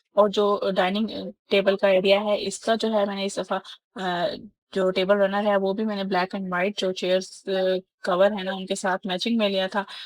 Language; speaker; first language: Urdu; native; Urdu